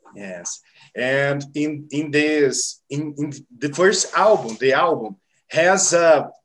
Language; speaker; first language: English; non-native, learner; Portuguese